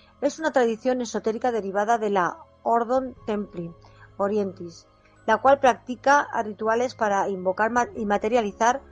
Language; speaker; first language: Spanish; native; Spanish